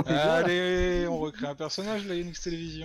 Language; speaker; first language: French; native; French